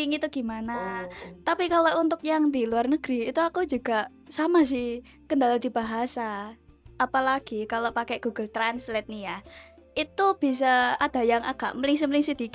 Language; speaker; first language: Indonesian; native; Indonesian